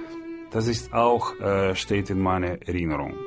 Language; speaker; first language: German; non-native, learner; Russian